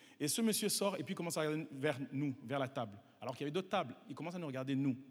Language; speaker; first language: French; non-native, local second language; Kinyarwanda